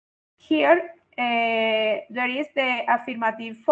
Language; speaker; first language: English; non-native, fluent; Spanish